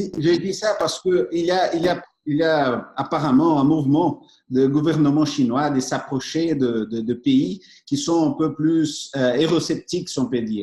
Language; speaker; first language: French; non-native, fluent; Portuguese